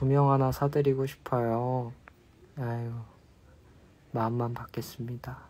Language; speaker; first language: Korean; native; Korean